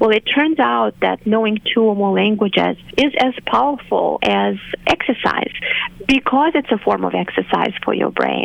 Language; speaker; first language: English; non-native, fluent; Romanian